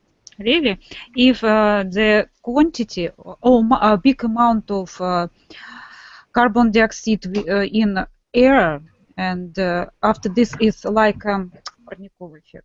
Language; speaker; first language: English; non-native, learner; Russian